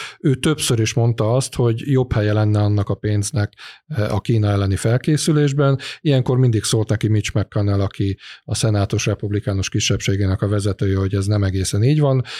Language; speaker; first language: Hungarian; native; Hungarian